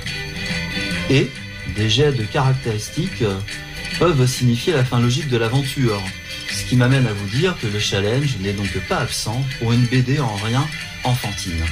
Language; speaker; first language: French; native; French